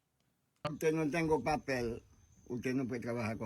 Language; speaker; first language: Spanish; non-native, learner; Haitian Creole